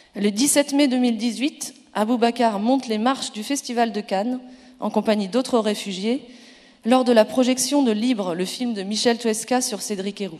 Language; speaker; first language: French; native; French